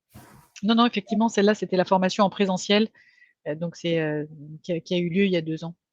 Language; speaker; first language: French; native; French